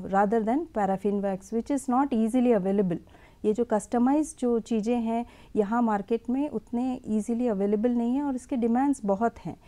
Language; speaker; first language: Hindi; non-native, local second language; Tamil